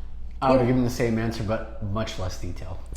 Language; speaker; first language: English; native; English